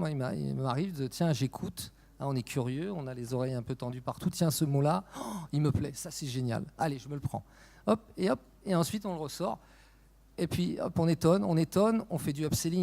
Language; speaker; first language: French; native; French